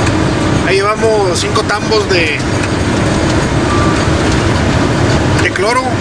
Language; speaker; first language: Spanish; native; Spanish